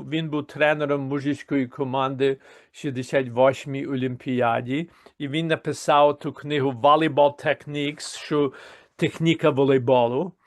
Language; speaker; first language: Ukrainian; early bilingual, heritage; Ukrainian